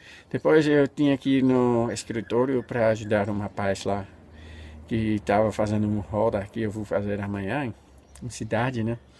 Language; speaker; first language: Portuguese; non-native, fluent; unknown